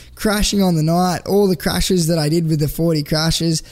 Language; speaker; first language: English; native; English